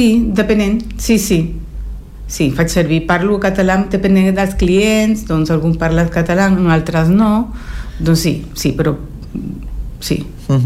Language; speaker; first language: Catalan; non-native, fluent; Spanish